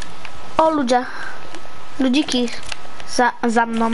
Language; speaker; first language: Polish; early bilingual, heritage; Polish